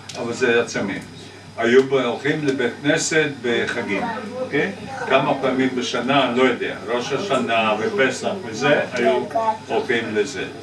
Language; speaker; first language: Hebrew; non-native, fluent; Russian